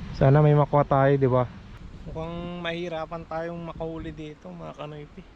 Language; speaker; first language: Filipino; native; Filipino